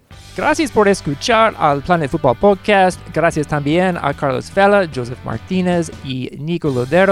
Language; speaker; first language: Spanish; non-native, learner; English